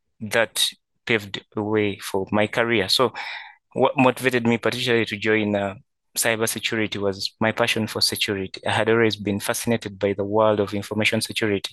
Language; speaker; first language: English; non-native, local second language; Ganda